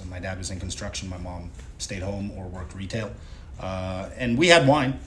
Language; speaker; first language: English; native; English